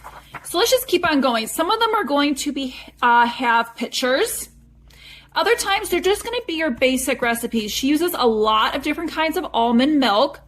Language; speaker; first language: English; native; English